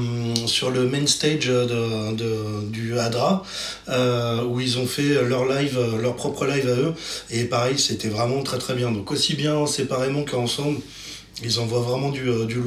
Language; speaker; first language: French; native; French